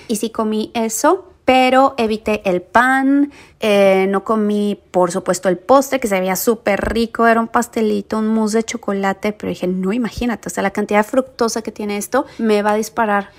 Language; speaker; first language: Spanish; native; Spanish